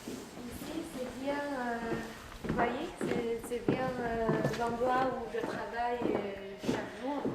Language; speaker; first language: French; non-native, fluent; Chinese